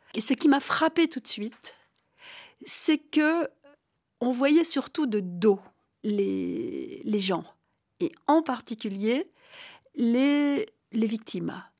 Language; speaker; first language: French; native; French